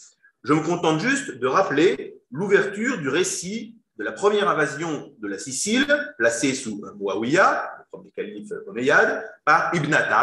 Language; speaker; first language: French; native; French